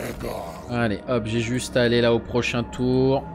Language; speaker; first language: French; native; French